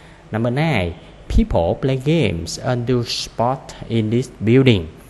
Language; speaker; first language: English; non-native, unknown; Vietnamese